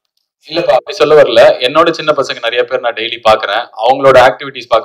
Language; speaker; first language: Tamil; native; Tamil